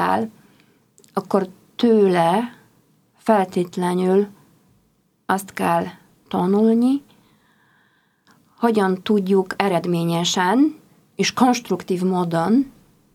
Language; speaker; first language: Hungarian; non-native, fluent; Polish